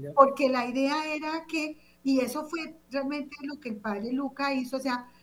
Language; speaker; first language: Spanish; native; Spanish